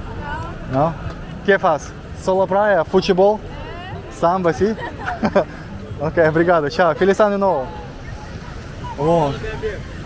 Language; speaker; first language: Portuguese; non-native, learner; Russian